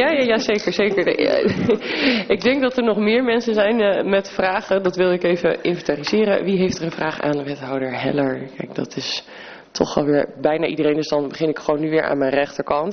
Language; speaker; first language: Dutch; native; Dutch